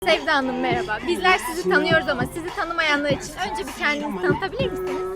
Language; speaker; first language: Turkish; native; Turkish